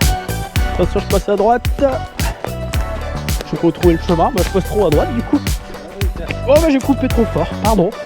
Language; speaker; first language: French; native; French